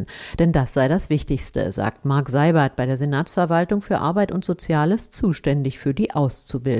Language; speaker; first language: German; native; German